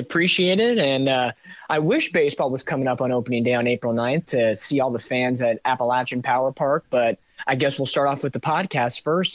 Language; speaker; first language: English; native; English